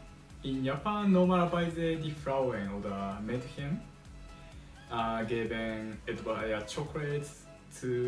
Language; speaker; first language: German; non-native, learner; Japanese